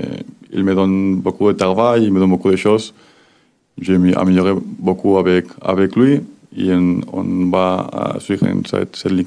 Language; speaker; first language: French; non-native, learner; Spanish